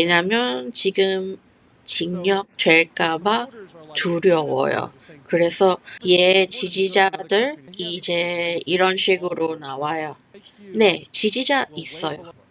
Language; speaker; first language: Korean; non-native, fluent; English